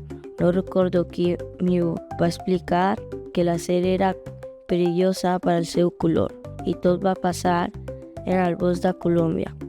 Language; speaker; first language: Catalan; non-native, learner; Spanish